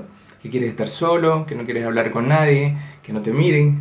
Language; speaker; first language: Spanish; native; Spanish